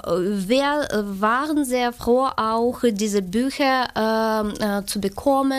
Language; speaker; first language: German; non-native, learner; Ukrainian